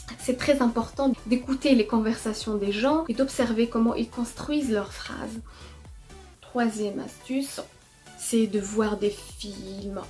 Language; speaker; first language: French; non-native, local second language; Arabic